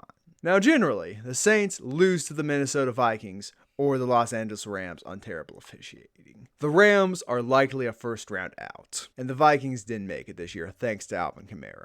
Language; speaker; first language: English; native; English